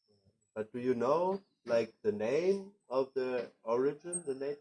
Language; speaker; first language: English; non-native, fluent; German